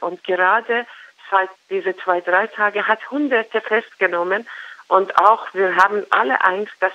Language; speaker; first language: German; non-native, learner; Persian